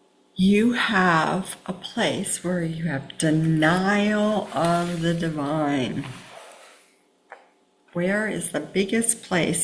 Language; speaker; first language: English; native; English